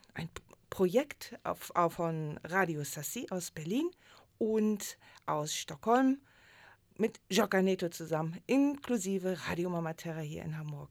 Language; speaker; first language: German; native; German